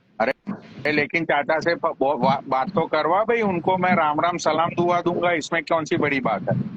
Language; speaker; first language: Hindi; native; Hindi